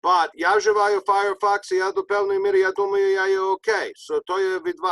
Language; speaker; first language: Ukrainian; early bilingual, heritage; Ukrainian